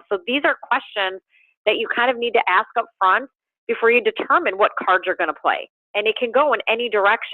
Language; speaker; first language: English; native; English